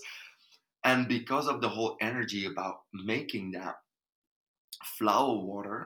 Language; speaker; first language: English; non-native, fluent; Dutch